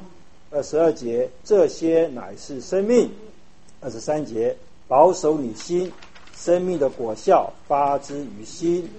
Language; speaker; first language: Chinese; native; Chinese